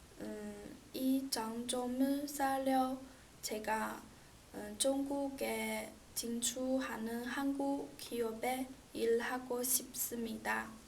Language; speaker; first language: Korean; non-native, learner; Chinese